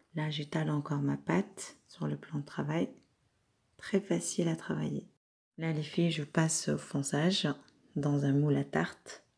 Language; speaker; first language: French; non-native, local second language; Arabic